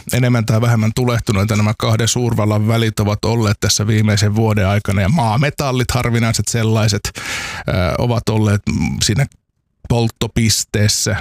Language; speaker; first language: Finnish; native; Finnish